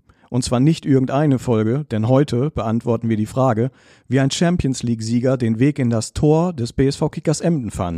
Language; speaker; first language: German; native; German